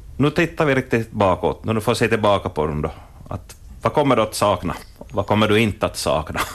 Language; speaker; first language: Swedish; native; Swedish